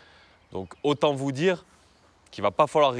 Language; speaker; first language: French; native; French